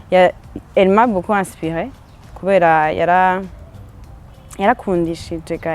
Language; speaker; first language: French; non-native, local second language; Rundi